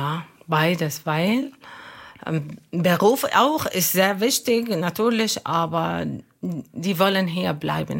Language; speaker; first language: German; non-native, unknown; Arabic